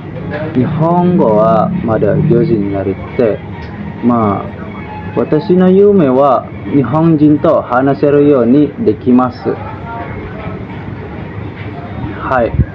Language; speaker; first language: Japanese; non-native, learner; Indonesian